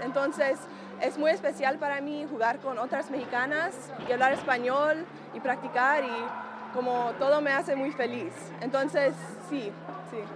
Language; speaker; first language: Spanish; early bilingual, heritage; Spanish